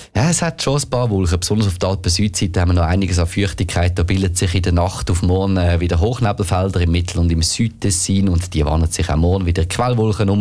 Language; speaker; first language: German; native; German